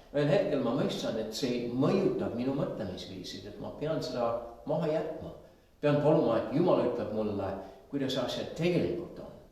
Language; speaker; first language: Estonian; non-native, fluent; English